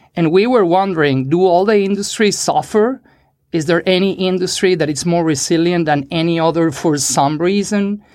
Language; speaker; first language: English; non-native, fluent; Spanish